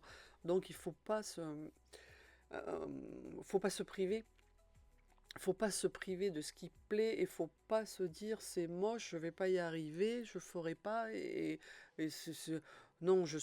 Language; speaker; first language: French; native; French